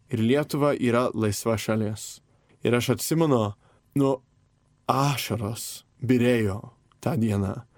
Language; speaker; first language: Lithuanian; early bilingual, heritage; Lithuanian